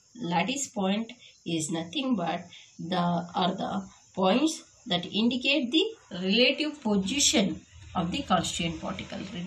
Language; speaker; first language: English; non-native, local second language; Kannada